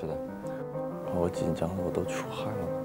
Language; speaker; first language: Chinese; non-native, fluent; Korean